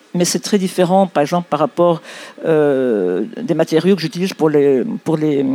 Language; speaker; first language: French; non-native, local second language; Arabic